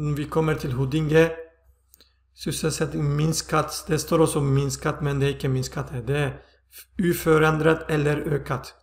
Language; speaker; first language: Swedish; non-native, fluent; Turkish